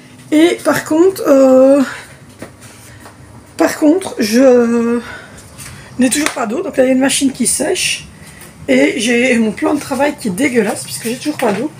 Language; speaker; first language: French; native; French